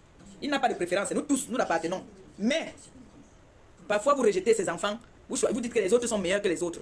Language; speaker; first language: French; native; French